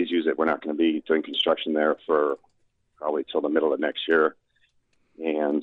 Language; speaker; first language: English; native; English